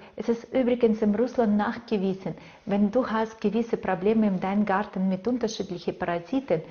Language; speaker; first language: German; non-native, fluent; Russian